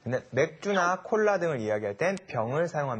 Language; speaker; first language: Korean; native; Korean